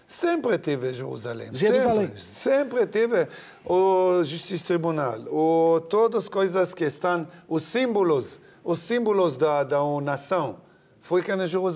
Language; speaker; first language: Portuguese; non-native, learner; Hebrew